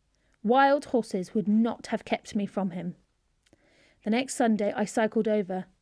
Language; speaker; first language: English; native; English